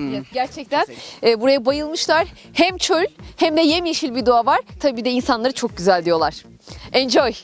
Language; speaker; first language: Turkish; native; Turkish